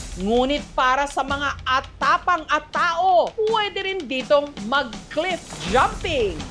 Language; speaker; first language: Filipino; native; Filipino